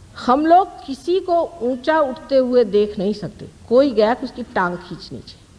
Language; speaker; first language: Hindi; non-native, local second language; Marathi